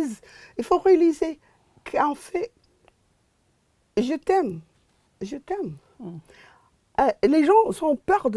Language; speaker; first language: French; non-native, fluent; English